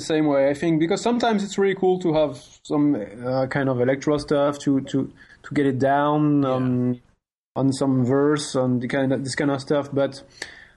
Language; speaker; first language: English; non-native, fluent; French